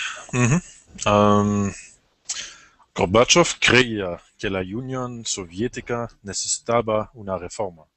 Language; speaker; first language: Spanish; non-native, learner; English